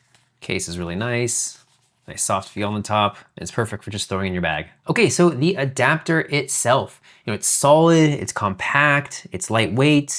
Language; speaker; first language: English; native; English